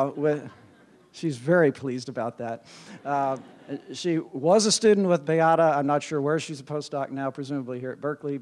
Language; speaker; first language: English; native; English